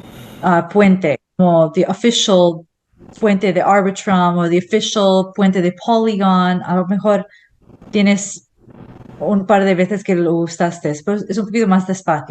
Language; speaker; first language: Spanish; non-native, fluent; English